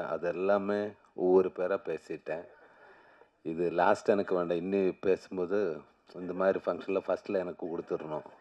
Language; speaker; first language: Tamil; non-native, learner; Malayalam